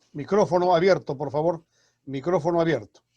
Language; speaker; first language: Spanish; native; Spanish